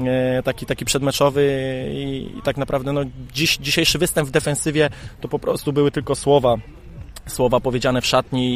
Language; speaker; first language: Polish; native; Polish